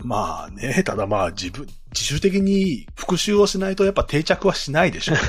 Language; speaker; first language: Japanese; native; Japanese